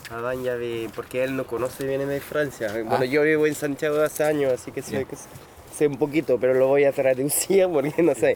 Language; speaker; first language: Spanish; non-native, fluent; French